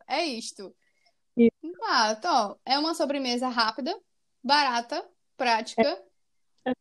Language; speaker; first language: Portuguese; native; Portuguese